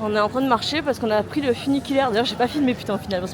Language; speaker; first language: French; native; French